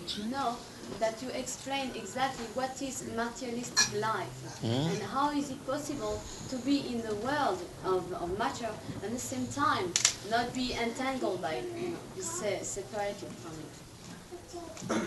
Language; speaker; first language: English; non-native, fluent; French